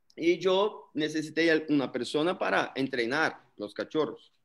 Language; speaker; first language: Spanish; non-native, learner; Portuguese